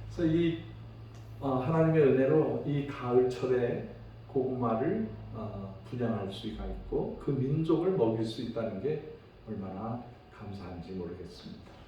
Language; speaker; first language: Korean; native; Korean